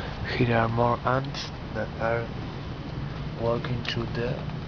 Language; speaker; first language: English; non-native, learner; Spanish